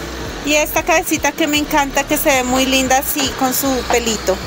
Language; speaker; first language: Spanish; native; Spanish